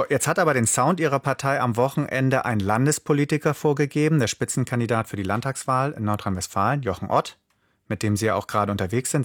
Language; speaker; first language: German; native; German